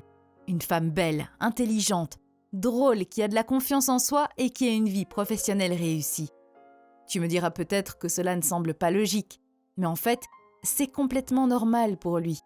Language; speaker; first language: French; native; French